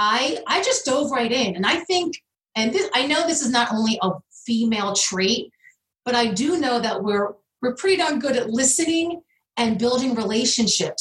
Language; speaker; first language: English; native; English